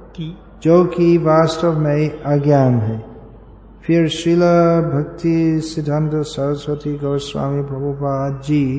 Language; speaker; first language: Hindi; non-native, fluent; English